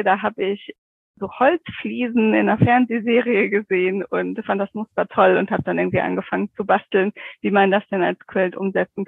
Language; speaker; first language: German; native; German